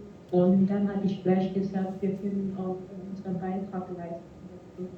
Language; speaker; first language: German; non-native, fluent; French